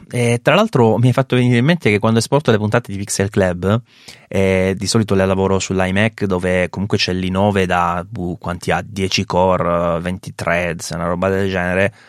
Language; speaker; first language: Italian; native; Italian